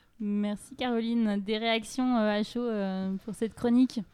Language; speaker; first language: French; native; French